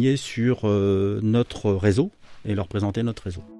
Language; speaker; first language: French; native; French